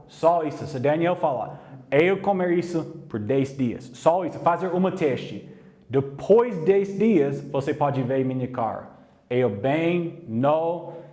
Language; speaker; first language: Portuguese; non-native, learner; English